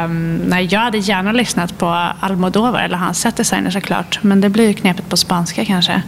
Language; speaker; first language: Swedish; native; Swedish